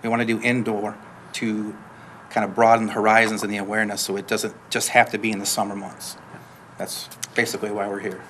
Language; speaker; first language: English; native; English